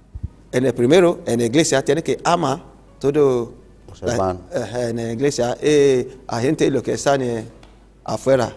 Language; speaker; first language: Spanish; non-native, learner; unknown